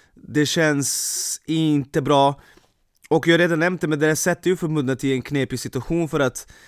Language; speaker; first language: Swedish; non-native, fluent; Serbian